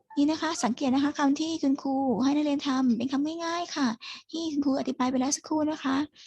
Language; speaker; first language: Thai; native; Thai